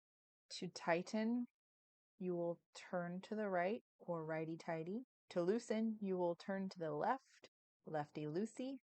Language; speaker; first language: English; native; English